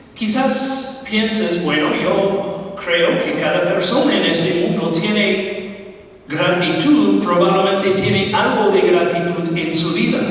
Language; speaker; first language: Spanish; non-native, fluent; English